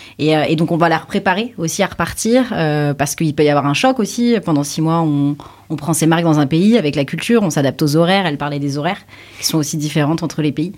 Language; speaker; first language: French; native; French